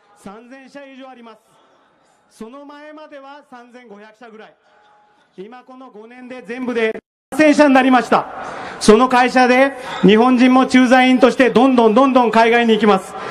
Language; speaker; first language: Japanese; non-native, fluent; Hindi